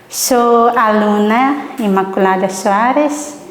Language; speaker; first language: Portuguese; non-native, learner; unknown